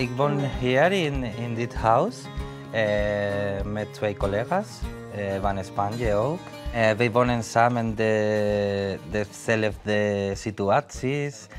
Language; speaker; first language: Dutch; non-native, learner; Spanish